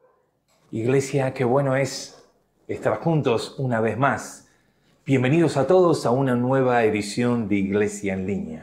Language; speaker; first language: Spanish; native; Spanish